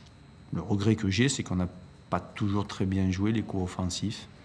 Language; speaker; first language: French; native; French